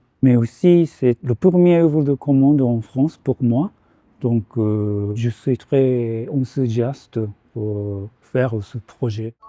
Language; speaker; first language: French; non-native, fluent; Japanese